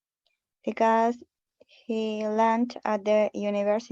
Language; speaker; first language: English; non-native, learner; Spanish